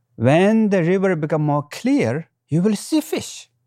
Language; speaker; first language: English; non-native, local second language; Tibetan